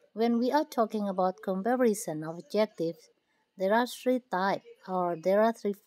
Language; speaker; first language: English; non-native, fluent; Indonesian